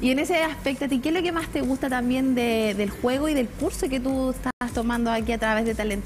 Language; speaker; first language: Spanish; native; Spanish